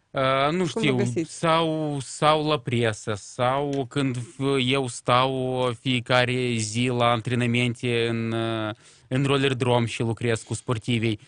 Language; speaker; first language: Romanian; non-native, local second language; Russian